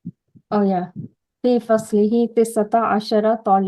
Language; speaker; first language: Arabic; non-native, learner; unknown